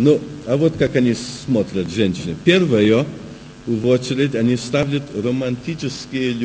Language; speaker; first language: Russian; early bilingual, heritage; Russian